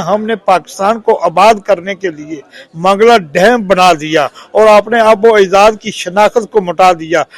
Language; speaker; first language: Urdu; non-native, local second language; Pahari-Potwari